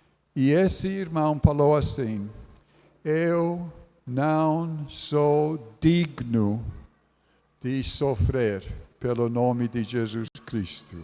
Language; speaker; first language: Portuguese; non-native, fluent; English